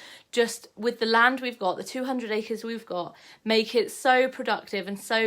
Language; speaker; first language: English; native; English